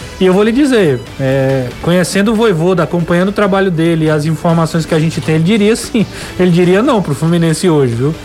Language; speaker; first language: Portuguese; native; Portuguese